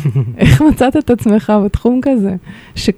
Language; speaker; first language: Hebrew; native; Hebrew